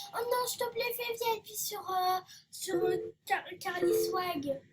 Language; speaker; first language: French; native; French